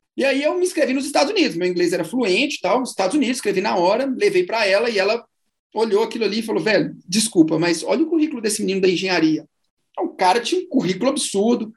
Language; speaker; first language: Portuguese; native; Portuguese